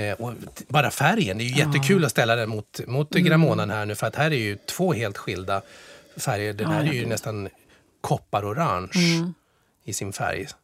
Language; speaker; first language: Swedish; non-native, fluent; French